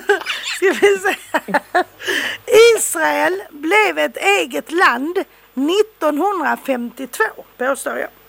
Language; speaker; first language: Swedish; native; Swedish